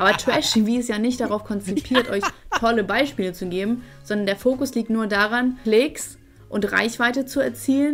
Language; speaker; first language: German; native; German